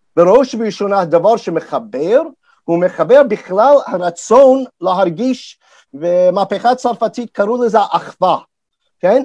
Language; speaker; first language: Hebrew; non-native, fluent; English